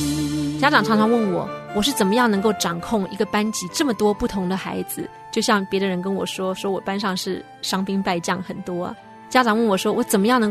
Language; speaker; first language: Chinese; native; Chinese